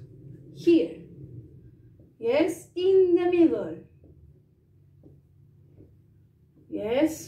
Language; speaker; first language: English; non-native, fluent; Spanish